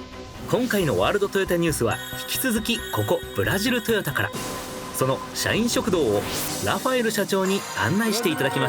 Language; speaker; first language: Japanese; native; Japanese